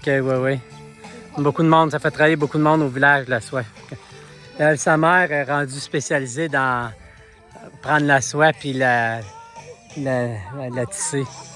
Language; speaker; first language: French; native; French